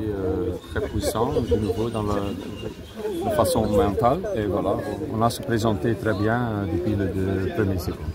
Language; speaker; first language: French; non-native, fluent; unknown